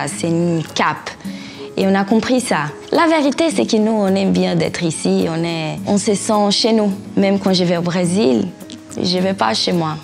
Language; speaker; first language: French; non-native, fluent; Portuguese